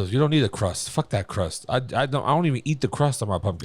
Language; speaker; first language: English; native; English